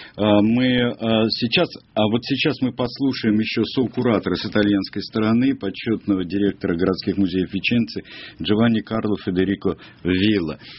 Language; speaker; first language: Russian; native; Russian